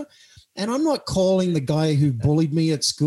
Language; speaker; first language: English; native; English